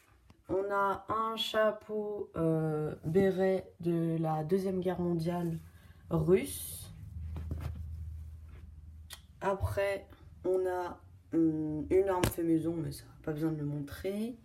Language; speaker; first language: French; native; French